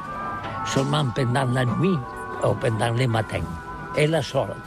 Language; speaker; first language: French; non-native, learner; Catalan